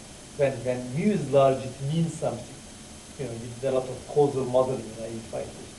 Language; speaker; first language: English; non-native, fluent; Turkish